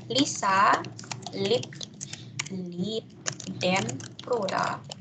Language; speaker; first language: German; non-native, fluent; Indonesian